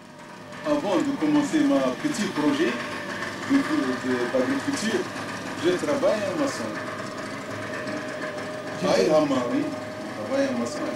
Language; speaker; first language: French; non-native, local second language; Arabic